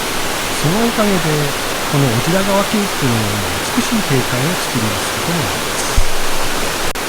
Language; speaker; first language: Japanese; native; Japanese